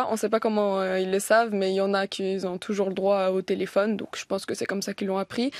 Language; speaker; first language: French; early bilingual, other home language; Persian